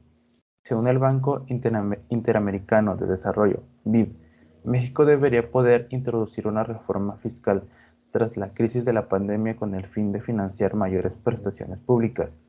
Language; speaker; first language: Spanish; native; Spanish